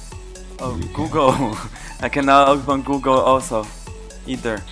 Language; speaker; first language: English; non-native, learner; Chinese